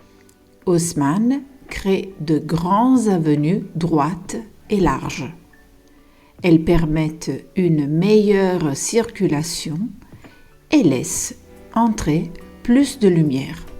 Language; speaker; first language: French; non-native, fluent; Italian